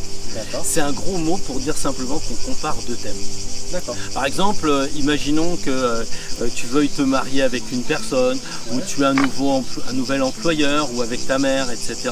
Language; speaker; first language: French; native; French